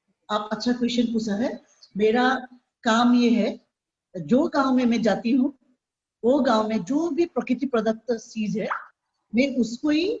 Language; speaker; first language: Hindi; non-native, local second language; Assamese